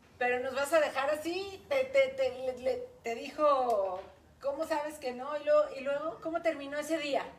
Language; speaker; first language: Spanish; native; Spanish